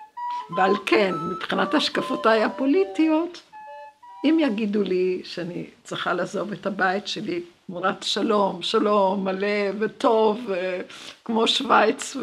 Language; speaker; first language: Hebrew; early bilingual, other home language; Romanian